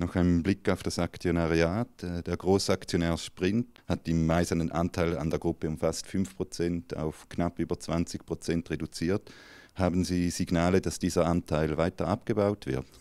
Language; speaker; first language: German; native; German